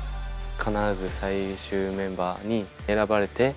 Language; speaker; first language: Japanese; native; Japanese